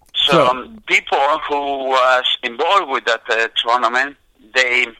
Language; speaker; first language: English; non-native, fluent; Spanish